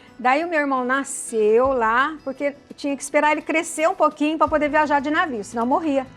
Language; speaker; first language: Portuguese; early bilingual, other home language; Italian